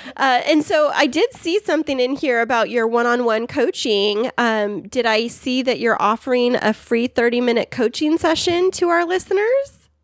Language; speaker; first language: English; native; English